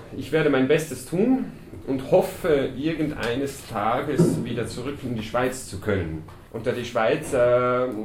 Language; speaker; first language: German; early bilingual, other home language; Croatian